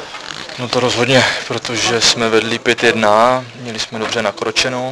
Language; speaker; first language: Czech; native; Czech